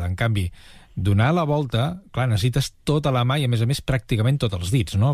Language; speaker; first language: Catalan; native; Catalan